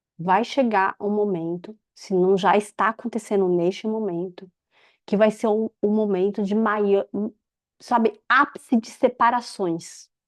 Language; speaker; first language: Portuguese; native; Portuguese